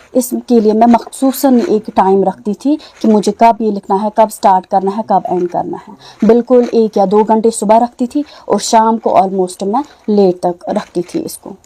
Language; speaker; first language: Urdu; non-native, local second language; Kashmiri